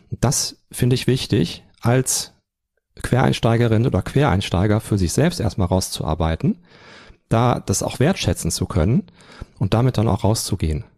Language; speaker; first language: German; native; German